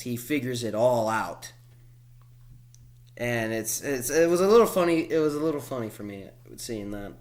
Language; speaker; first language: English; native; English